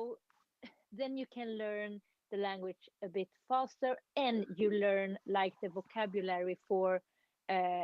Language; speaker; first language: English; non-native, fluent; Swedish